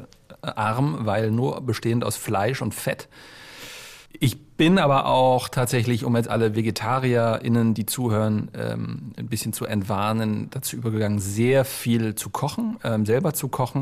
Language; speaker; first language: German; native; German